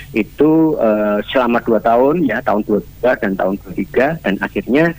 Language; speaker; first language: Indonesian; non-native, local second language; Javanese